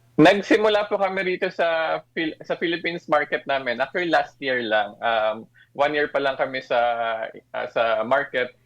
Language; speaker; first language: Filipino; native; Filipino